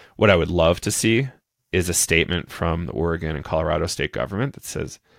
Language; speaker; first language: English; native; English